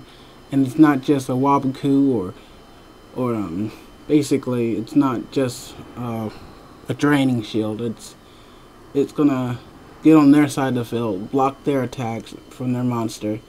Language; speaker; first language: English; native; English